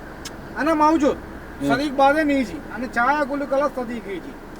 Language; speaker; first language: Arabic; non-native, learner; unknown